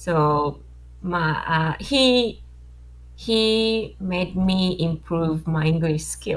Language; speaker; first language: English; non-native, learner; Japanese